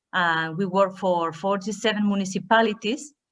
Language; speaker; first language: English; non-native, learner; Spanish